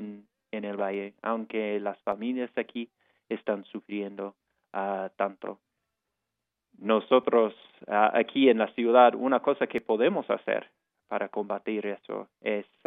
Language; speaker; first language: Spanish; non-native, fluent; English